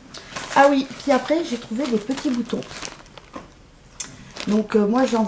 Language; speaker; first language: French; native; French